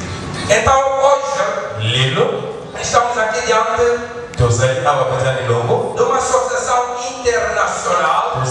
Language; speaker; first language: Portuguese; non-native, fluent; Lingala